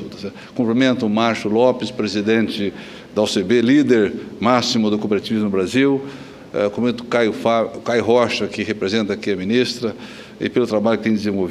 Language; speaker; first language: Portuguese; native; Portuguese